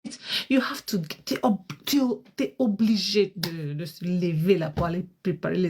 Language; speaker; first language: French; non-native, fluent; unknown